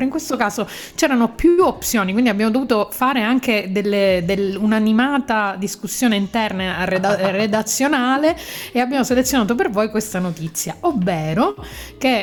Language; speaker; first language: Italian; native; Italian